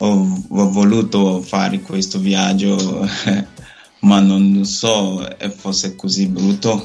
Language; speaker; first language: Italian; non-native, learner; Nigerian Pidgin